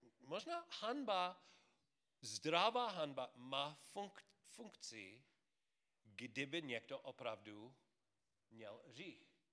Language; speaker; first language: Czech; non-native, fluent; English